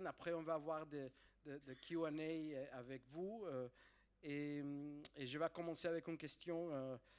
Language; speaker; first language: French; non-native, fluent; Spanish